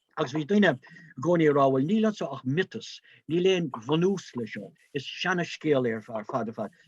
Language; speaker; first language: Irish; non-native, local second language; English